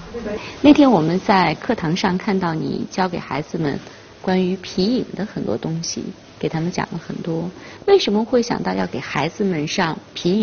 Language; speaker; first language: Chinese; native; Chinese